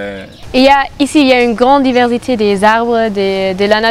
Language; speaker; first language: French; non-native, fluent; German